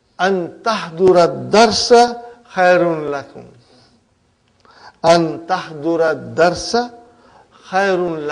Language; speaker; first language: Arabic; non-native, fluent; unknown